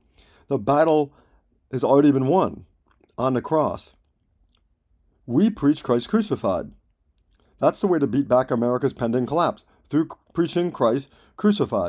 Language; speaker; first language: English; native; English